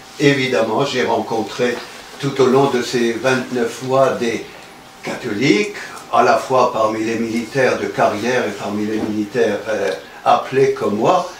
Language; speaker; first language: French; native; French